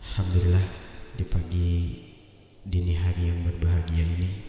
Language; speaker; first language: Indonesian; native; Indonesian